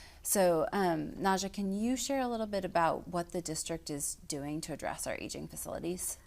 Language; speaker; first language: English; native; English